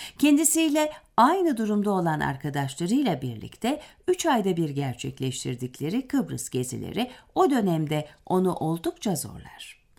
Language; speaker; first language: Turkish; native; Turkish